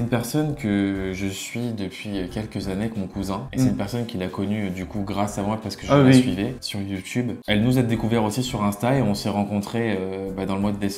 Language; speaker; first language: French; native; French